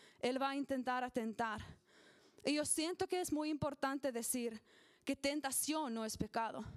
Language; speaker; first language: Spanish; non-native, learner; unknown